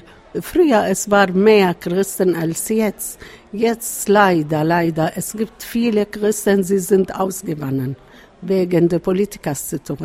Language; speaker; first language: German; non-native, learner; Arabic